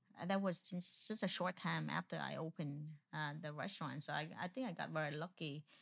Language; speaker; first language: English; non-native, fluent; Vietnamese